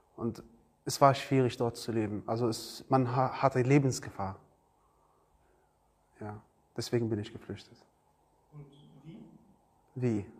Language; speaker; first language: German; non-native, learner; Arabic